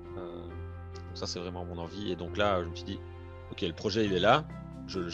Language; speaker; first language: French; native; French